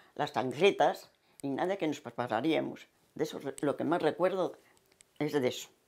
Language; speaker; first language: Spanish; native; Spanish